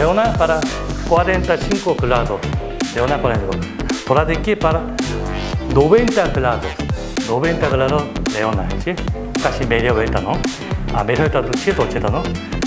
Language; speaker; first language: Spanish; non-native, learner; Korean